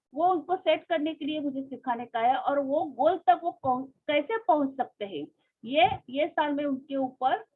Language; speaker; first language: Hindi; non-native, local second language; Marathi